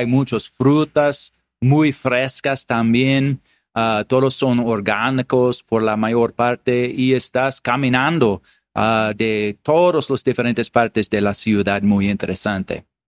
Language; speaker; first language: Spanish; non-native, fluent; English